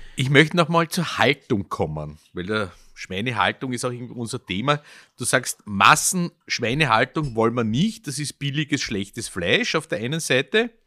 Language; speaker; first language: German; native; German